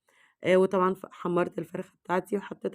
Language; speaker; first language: Arabic; native; Arabic